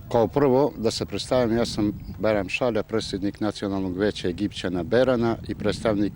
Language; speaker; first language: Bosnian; non-native, local second language; Albanian